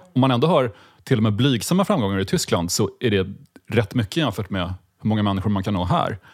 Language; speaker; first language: Swedish; native; Swedish